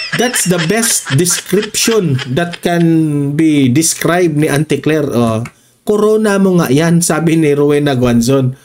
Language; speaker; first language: Filipino; non-native, local second language; Cebuano